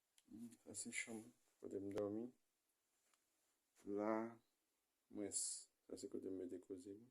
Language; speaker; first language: French; non-native, learner; Haitian Creole